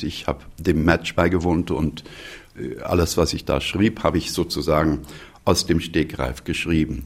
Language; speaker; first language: German; non-native, fluent; English